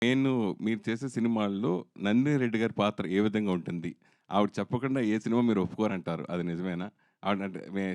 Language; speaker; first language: Telugu; native; Telugu